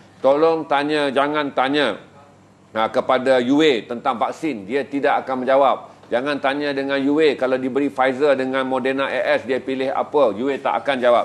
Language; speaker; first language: Malay; native; Malay